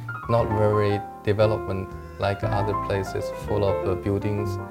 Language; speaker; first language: English; non-native, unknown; Chinese